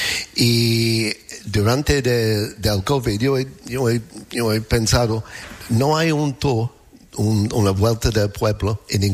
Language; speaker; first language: Spanish; non-native, learner; English